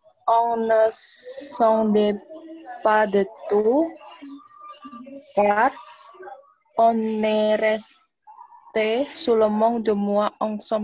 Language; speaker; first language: French; non-native, learner; Indonesian